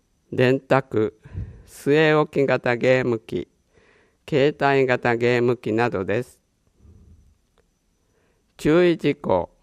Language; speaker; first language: Japanese; native; Japanese